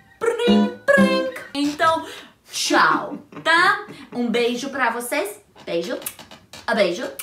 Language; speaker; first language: Portuguese; non-native, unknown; English